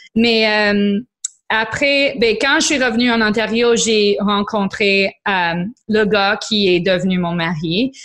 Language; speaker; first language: French; non-native, local second language; English